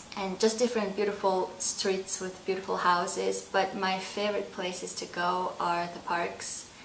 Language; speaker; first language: English; non-native, fluent; Russian